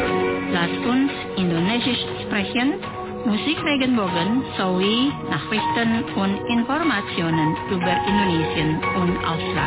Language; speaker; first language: German; non-native, fluent; Indonesian